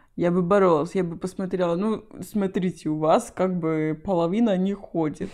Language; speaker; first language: Russian; non-native, fluent; Spanish